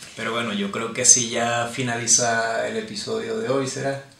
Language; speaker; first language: Spanish; native; Spanish